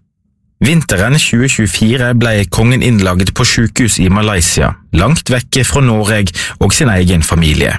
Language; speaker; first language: Norwegian; native; Norwegian